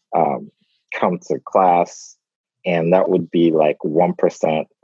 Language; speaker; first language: English; non-native, local second language; Igbo